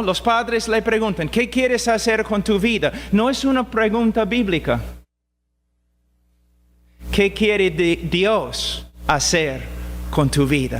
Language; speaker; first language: Spanish; non-native, fluent; English